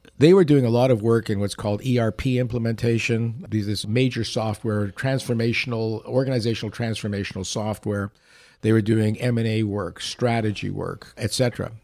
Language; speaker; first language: English; early bilingual, other home language; Yiddish